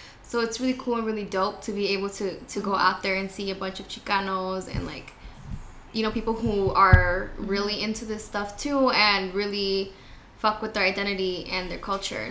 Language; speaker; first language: English; early bilingual, other home language; Spanish